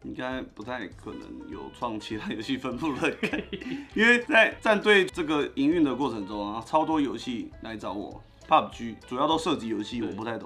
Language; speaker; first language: Chinese; native; Chinese